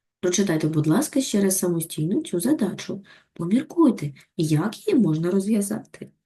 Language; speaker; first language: Ukrainian; native; Ukrainian